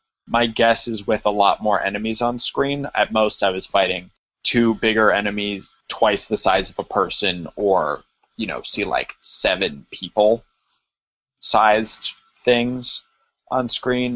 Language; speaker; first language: English; native; English